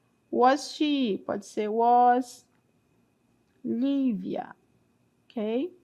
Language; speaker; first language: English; non-native, fluent; Portuguese